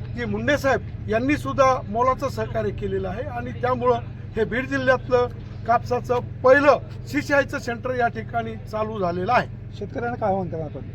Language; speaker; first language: Marathi; native; Marathi